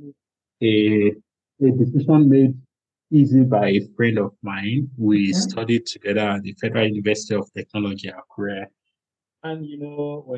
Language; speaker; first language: English; non-native, local second language; Yoruba